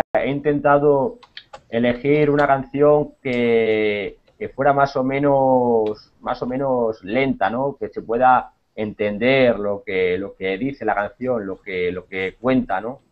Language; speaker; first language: Spanish; native; Spanish